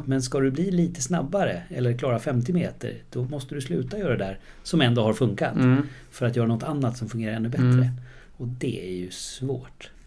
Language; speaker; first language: Swedish; native; Swedish